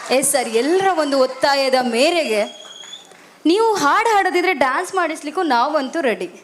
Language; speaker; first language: Kannada; non-native, local second language; Tulu